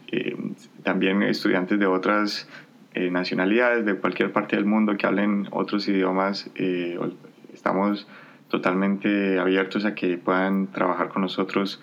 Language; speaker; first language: Spanish; native; Spanish